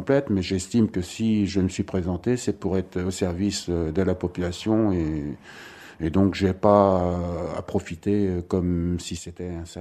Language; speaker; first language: French; native; French